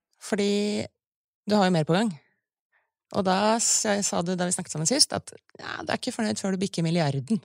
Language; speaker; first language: Norwegian; native; Norwegian